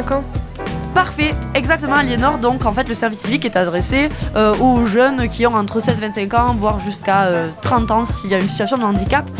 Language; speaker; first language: French; native; French